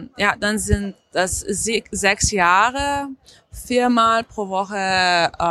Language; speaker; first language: German; non-native, fluent; Slovenian